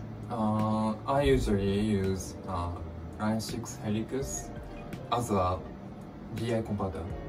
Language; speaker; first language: English; non-native, learner; Japanese